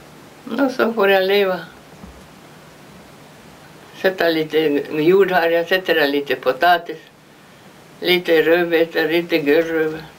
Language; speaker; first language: Swedish; early bilingual, heritage; Swedish